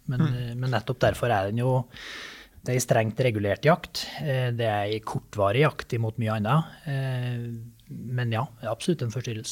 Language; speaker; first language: Norwegian; native; Norwegian